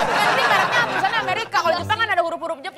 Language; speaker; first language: Indonesian; native; Indonesian